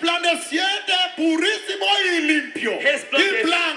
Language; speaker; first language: Spanish; non-native, learner; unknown